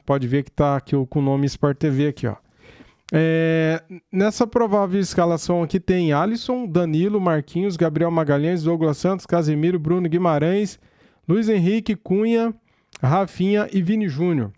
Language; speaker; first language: Portuguese; native; Portuguese